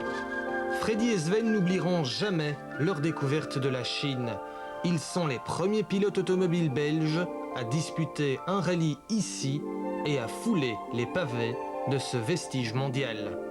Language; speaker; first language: French; native; French